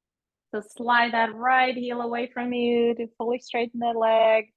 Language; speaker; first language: English; native; English